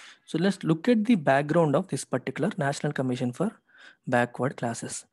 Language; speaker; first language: English; non-native, local second language; Telugu